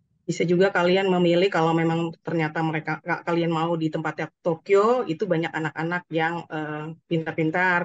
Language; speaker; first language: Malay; non-native, fluent; Japanese